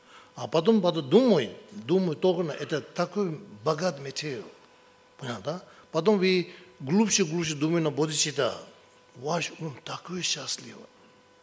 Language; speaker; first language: Russian; non-native, learner; Tibetan